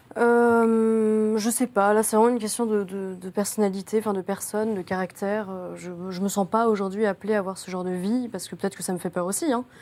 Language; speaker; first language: French; native; French